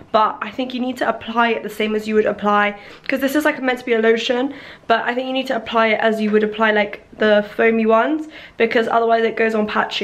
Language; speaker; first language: English; early bilingual, other home language; Persian